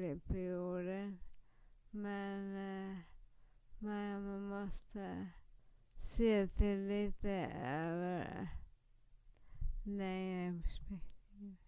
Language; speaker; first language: Swedish; non-native, fluent; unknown